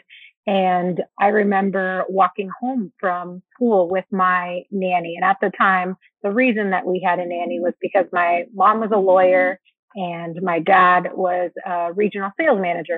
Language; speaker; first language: English; early bilingual, other home language; Spanish